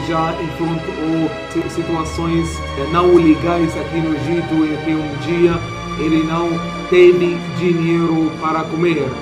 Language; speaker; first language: Portuguese; non-native, fluent; Arabic